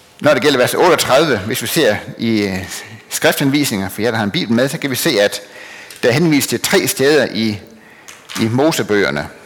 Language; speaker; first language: Danish; native; Danish